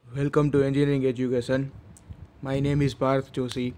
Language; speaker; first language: English; non-native, local second language; Gujarati